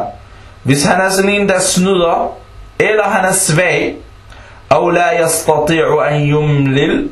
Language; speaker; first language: Danish; early bilingual, other home language; Arabic